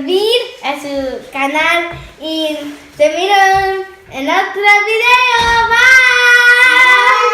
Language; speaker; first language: Spanish; early bilingual, heritage; Spanish